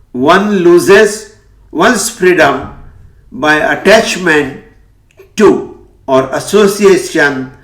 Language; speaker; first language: English; non-native, local second language; Hindi